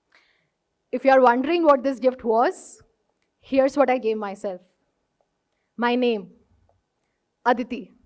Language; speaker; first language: English; non-native, local second language; Hindi